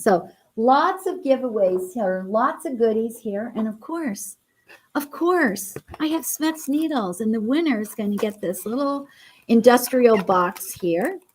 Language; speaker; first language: English; native; English